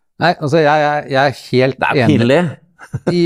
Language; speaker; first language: Norwegian; native; Norwegian